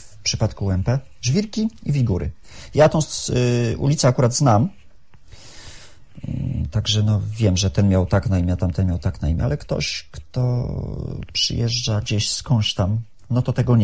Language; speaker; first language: Polish; native; Polish